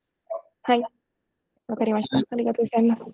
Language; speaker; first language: Japanese; non-native, learner; Spanish